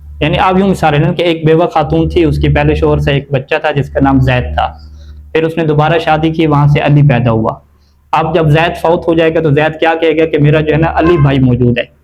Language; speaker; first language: Urdu; native; Urdu